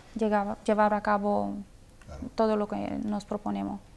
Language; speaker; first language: Spanish; non-native, fluent; Romanian